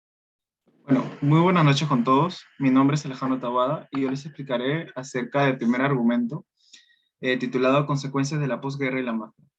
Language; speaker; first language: Spanish; native; Spanish